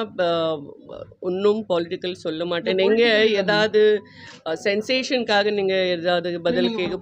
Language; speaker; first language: Tamil; non-native, fluent; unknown